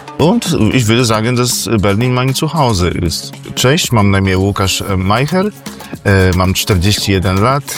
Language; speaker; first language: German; non-native, fluent; Polish